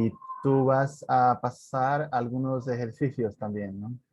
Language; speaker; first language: Spanish; non-native, fluent; Portuguese